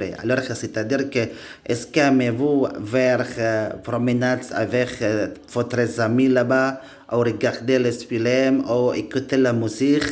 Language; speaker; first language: French; non-native, learner; Indonesian